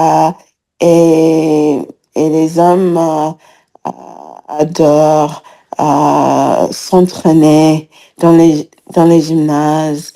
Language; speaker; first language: French; non-native, fluent; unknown